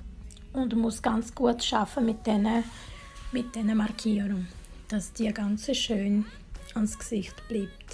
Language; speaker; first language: German; non-native, learner; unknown